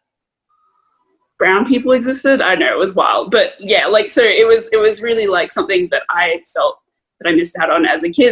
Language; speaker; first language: English; native; English